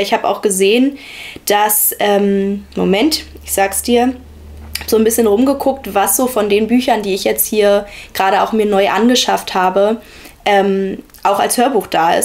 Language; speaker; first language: German; native; German